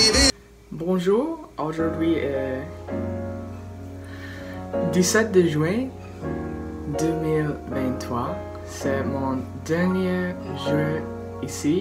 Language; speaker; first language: French; non-native, learner; English